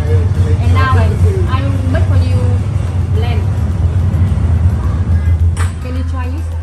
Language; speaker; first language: English; non-native, learner; Vietnamese